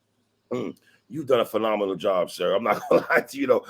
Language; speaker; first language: English; native; English